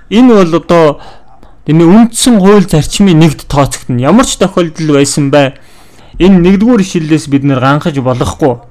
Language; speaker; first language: Mongolian; non-native, fluent; Korean